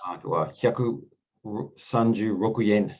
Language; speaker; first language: Japanese; non-native, learner; English